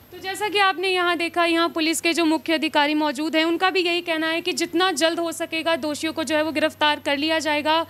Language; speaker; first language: Hindi; non-native, local second language; Punjabi